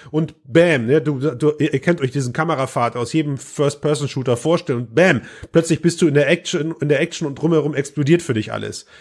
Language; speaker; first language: German; native; German